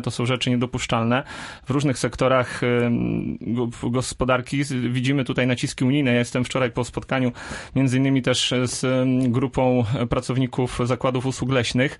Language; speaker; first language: Polish; native; Polish